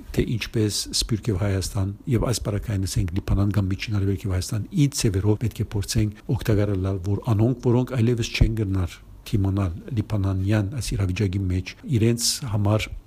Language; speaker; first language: Armenian; early bilingual, heritage; Arabic